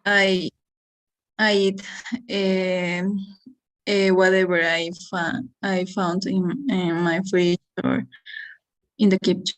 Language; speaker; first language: English; non-native, learner; Spanish